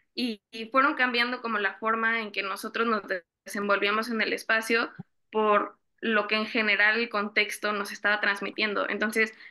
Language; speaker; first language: Spanish; native; Spanish